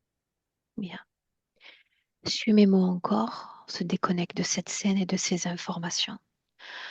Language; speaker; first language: French; native; French